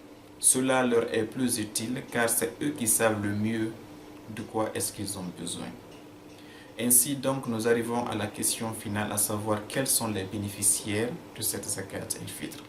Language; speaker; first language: French; non-native, local second language; Fula